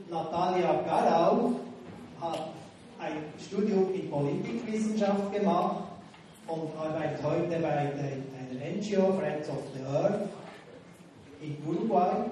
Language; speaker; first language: German; native; German